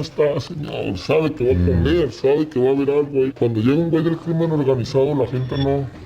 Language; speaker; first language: Spanish; native; Spanish